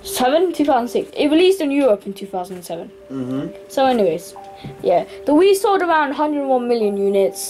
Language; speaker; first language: English; native; English